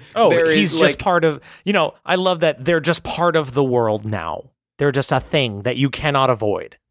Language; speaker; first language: English; native; English